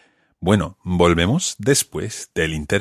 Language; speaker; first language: Spanish; non-native, fluent; English